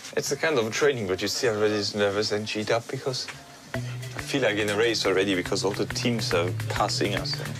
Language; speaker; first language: English; non-native, fluent; Luxembourgish